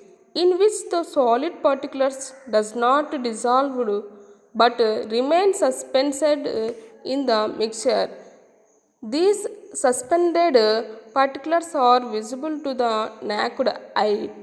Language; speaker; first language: English; non-native, local second language; Telugu